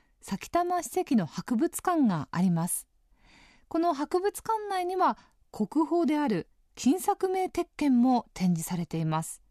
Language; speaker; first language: Japanese; native; Japanese